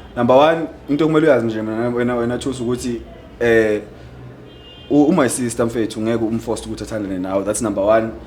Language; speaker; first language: Zulu; native; Zulu